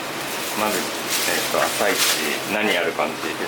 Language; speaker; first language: Japanese; native; Japanese